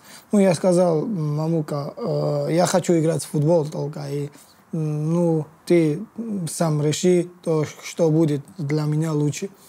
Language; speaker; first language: Russian; non-native, learner; Georgian